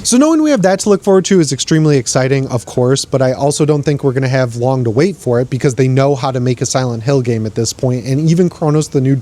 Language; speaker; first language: English; native; English